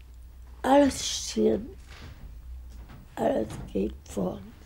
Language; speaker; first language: German; early bilingual, other home language; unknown